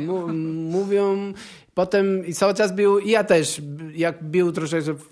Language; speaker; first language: Polish; non-native, learner; Portuguese